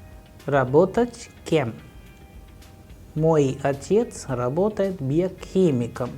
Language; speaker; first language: Russian; non-native, fluent; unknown